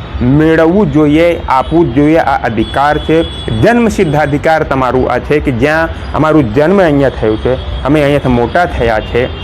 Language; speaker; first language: Gujarati; non-native, local second language; Hindi